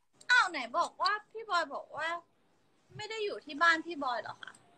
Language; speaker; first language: Thai; early bilingual, heritage; Thai